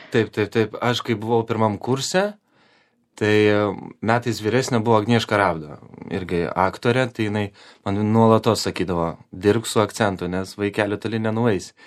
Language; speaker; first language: Lithuanian; non-native, local second language; Polish